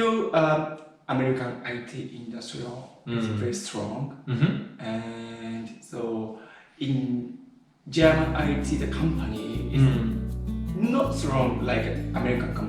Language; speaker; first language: English; non-native, learner; Japanese